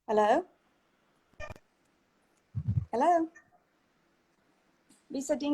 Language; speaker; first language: Indonesian; non-native, learner; English